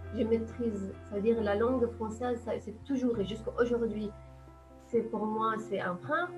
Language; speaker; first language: French; non-native, local second language; Arabic